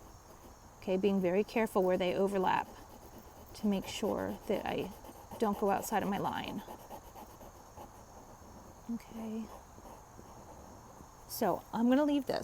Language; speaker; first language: English; native; English